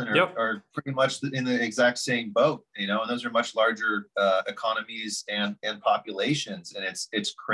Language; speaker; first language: English; native; English